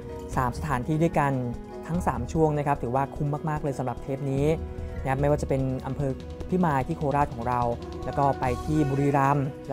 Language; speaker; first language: Thai; native; Thai